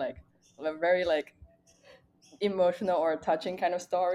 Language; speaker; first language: English; non-native, fluent; Chinese